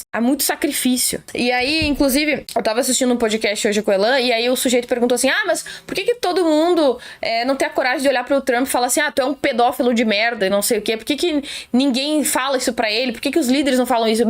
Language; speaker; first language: Portuguese; native; Portuguese